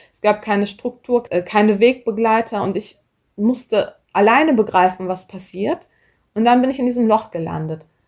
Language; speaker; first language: German; early bilingual, other home language; Turkish